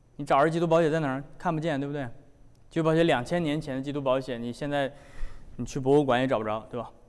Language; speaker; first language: Chinese; native; Chinese